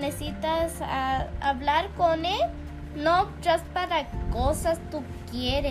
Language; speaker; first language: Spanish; early bilingual, heritage; English